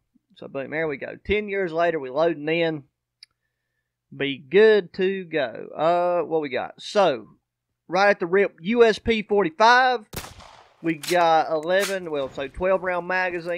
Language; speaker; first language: English; native; English